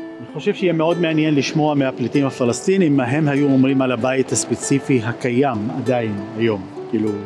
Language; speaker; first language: Hebrew; native; Hebrew